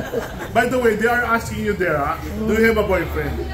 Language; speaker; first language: English; non-native, local second language; Filipino